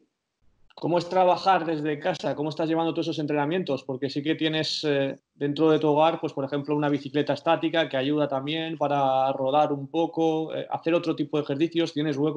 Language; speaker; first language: Spanish; native; Spanish